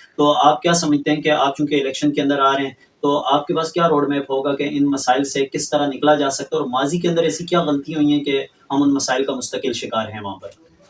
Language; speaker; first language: Urdu; non-native, local second language; Northern Hindko